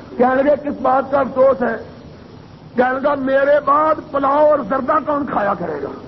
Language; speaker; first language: Urdu; non-native, local second language; Punjabi